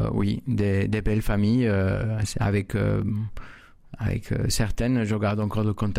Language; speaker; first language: French; non-native, fluent; Spanish